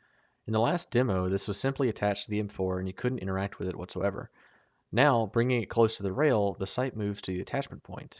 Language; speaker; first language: English; native; English